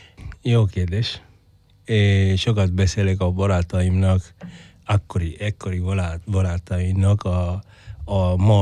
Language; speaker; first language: Hungarian; non-native, fluent; Spanish